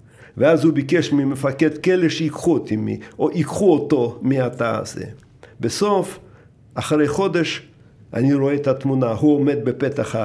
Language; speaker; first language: Hebrew; non-native, fluent; Russian